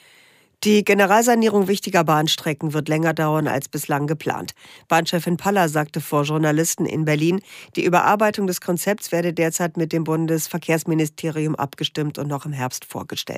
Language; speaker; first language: German; native; German